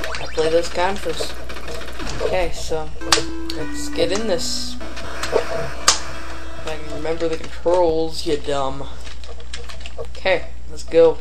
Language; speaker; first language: English; native; English